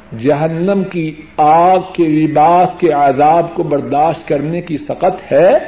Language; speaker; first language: Urdu; non-native, local second language; Punjabi